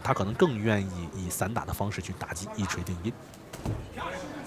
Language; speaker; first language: Chinese; native; Chinese